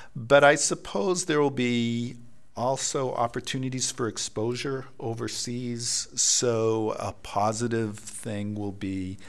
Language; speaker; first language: English; native; English